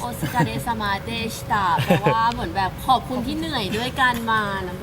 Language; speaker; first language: Thai; native; Thai